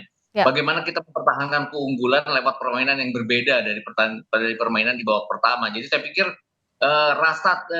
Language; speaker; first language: Indonesian; native; Indonesian